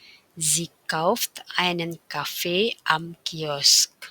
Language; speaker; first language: German; non-native, fluent; Indonesian